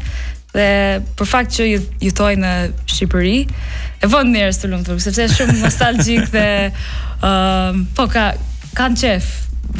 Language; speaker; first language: Albanian; non-native, learner; English